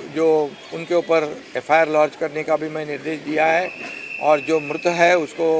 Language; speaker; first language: Hindi; non-native, local second language; Marathi